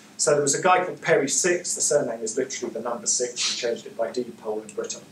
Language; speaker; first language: English; native; English